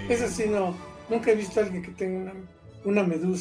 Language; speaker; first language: Spanish; native; Spanish